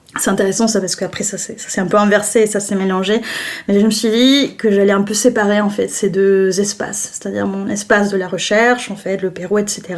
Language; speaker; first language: French; non-native, fluent; Spanish